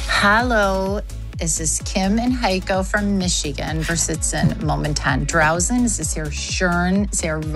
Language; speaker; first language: German; non-native, learner; English